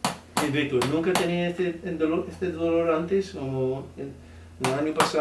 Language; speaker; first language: Spanish; non-native, learner; English